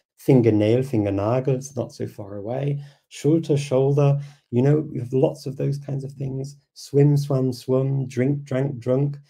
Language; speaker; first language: English; native; English